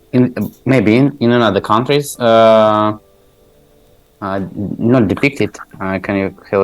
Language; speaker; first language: English; non-native, learner; Tajik